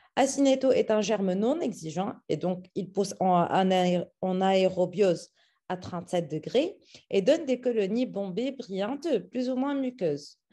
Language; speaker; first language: French; non-native, local second language; Arabic